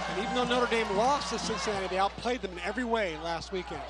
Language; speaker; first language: English; native; English